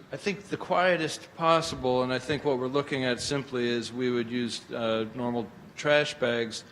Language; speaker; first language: English; native; English